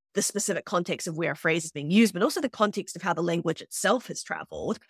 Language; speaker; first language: English; native; English